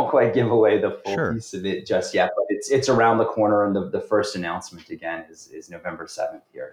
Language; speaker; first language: English; native; English